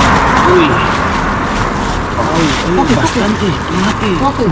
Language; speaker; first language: Spanish; non-native, learner; Filipino